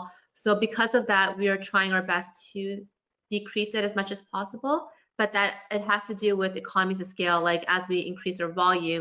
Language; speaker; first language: English; native; English